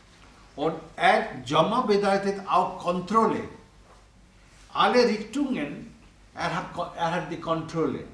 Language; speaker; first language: German; non-native, learner; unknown